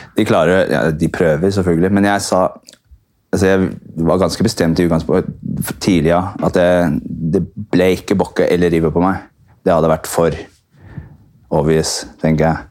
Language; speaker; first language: Norwegian; early bilingual, heritage; Norwegian